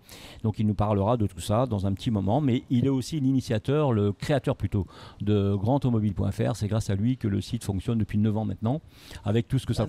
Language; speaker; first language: French; native; French